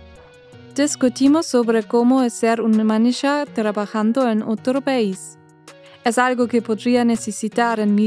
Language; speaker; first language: Spanish; non-native, fluent; German